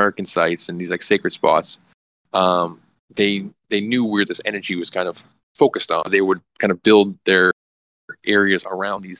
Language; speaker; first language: English; native; English